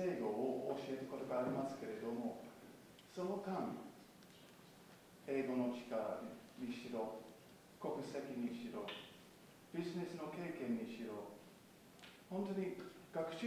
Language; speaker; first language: Japanese; non-native, fluent; English